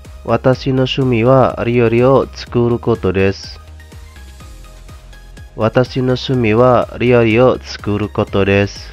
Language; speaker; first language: Japanese; non-native, fluent; Indonesian